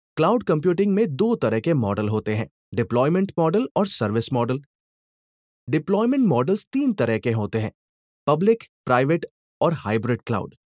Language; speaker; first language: Hindi; native; Hindi